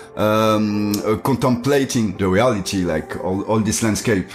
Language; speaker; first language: English; non-native, learner; French